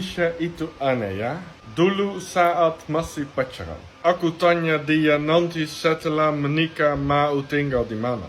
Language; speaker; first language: Indonesian; non-native, fluent; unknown